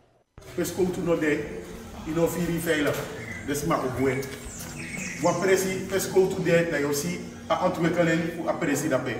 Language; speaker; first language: Dutch; non-native, local second language; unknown